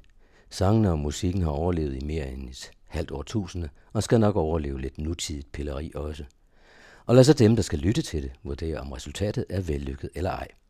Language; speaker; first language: Danish; native; Danish